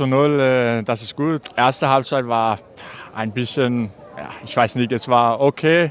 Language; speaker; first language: German; non-native, learner; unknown